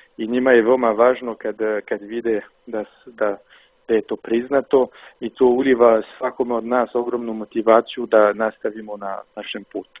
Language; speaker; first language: Serbian; non-native, fluent; French